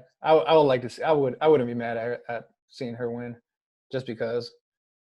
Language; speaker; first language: English; native; English